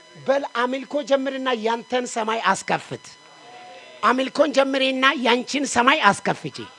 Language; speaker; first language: Amharic; non-native, local second language; Wolaytta